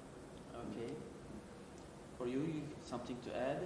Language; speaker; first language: English; non-native, learner; Turkish